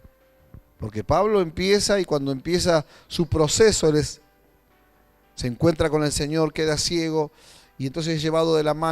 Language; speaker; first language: Spanish; native; Spanish